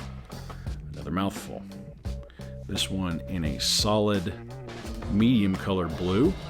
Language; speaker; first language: English; native; English